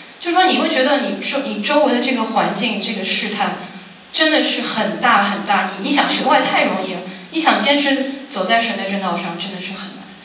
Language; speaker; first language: Chinese; early bilingual, heritage; Chinese